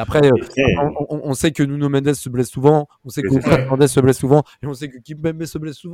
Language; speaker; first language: French; native; French